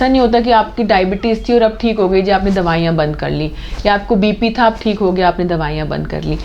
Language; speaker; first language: Hindi; native; Hindi